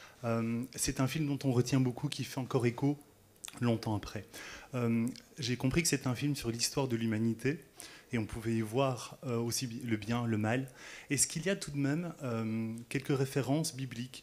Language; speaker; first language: French; native; French